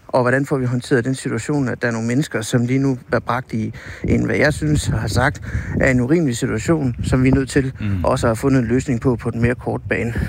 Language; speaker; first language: Danish; native; Danish